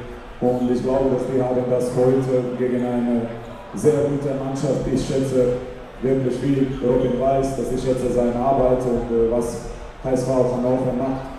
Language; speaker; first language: German; non-native, fluent; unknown